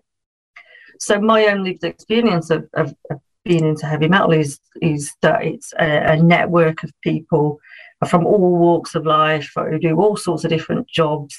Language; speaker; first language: English; native; English